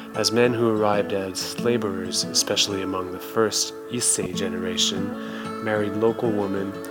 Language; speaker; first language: English; non-native, fluent; Japanese